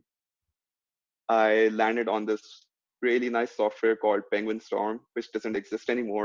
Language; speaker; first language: English; non-native, local second language; Urdu